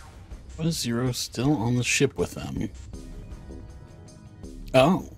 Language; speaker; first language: English; native; English